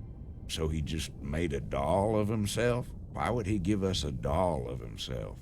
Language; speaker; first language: English; native; English